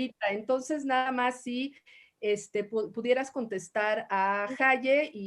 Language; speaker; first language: Spanish; native; Spanish